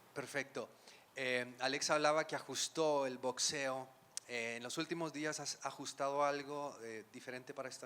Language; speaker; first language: Spanish; native; Spanish